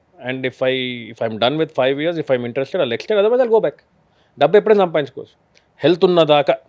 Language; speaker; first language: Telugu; native; Telugu